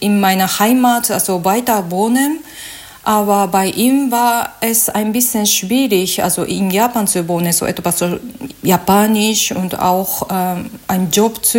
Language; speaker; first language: German; non-native, learner; Japanese